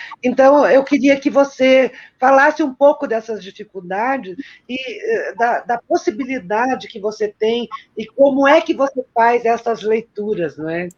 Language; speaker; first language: Portuguese; native; Portuguese